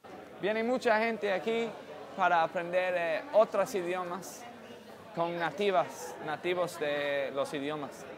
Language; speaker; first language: Spanish; non-native, fluent; English